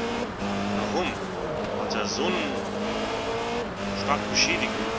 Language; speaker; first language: German; native; German